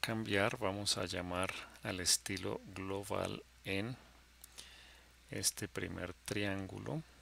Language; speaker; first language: Spanish; native; Spanish